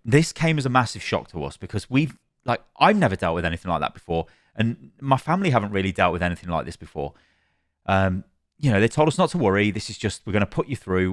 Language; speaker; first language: English; native; English